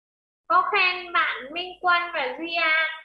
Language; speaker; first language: Vietnamese; native; Vietnamese